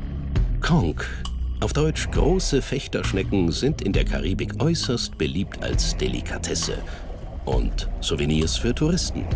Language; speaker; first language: German; native; German